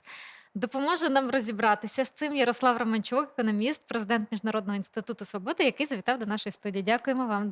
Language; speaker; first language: Ukrainian; native; Ukrainian